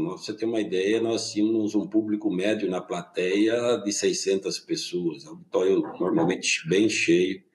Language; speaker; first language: Portuguese; native; Portuguese